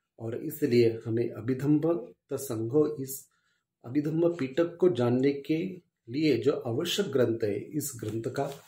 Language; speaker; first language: Hindi; non-native, local second language; Marathi